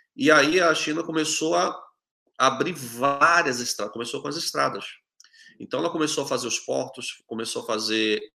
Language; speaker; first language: Portuguese; native; Portuguese